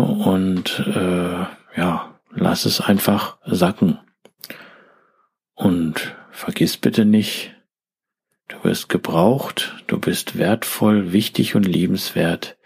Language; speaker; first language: German; native; German